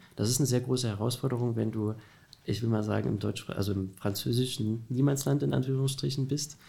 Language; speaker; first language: German; native; German